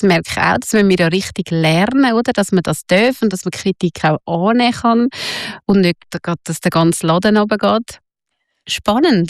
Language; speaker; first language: German; native; German